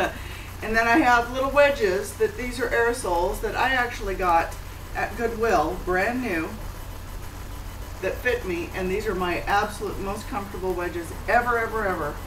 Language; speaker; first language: English; native; English